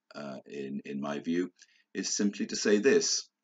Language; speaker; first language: English; native; English